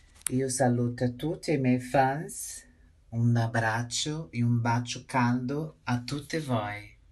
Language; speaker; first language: Italian; non-native, fluent; Portuguese